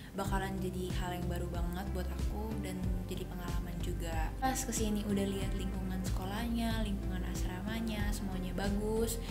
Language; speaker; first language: Indonesian; native; Indonesian